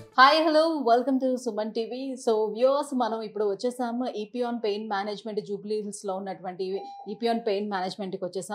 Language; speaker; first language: Telugu; native; Telugu